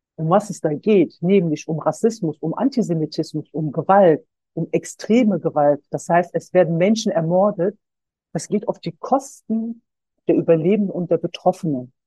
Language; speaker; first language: German; native; German